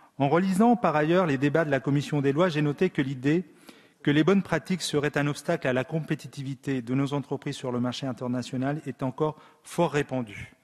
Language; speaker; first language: French; early bilingual, other home language; Spanish